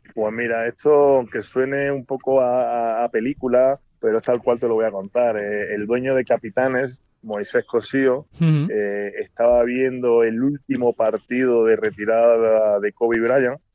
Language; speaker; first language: Spanish; native; Spanish